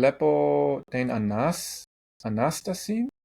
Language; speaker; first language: Greek; non-native, learner; English